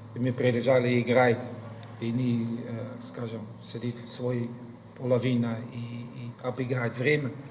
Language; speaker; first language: Russian; non-native, learner; Dutch